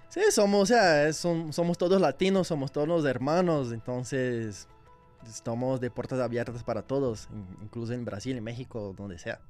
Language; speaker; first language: Spanish; non-native, learner; Portuguese